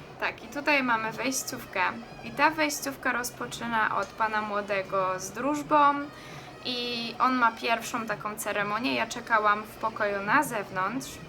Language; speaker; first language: Polish; native; Polish